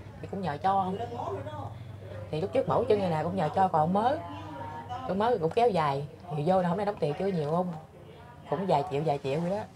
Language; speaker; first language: Vietnamese; native; Vietnamese